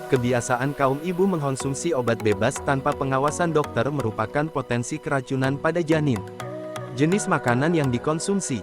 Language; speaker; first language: Indonesian; native; Indonesian